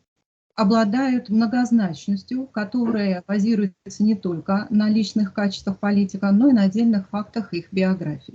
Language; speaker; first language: Russian; native; Russian